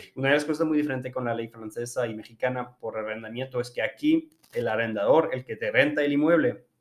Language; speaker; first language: Spanish; non-native, fluent; French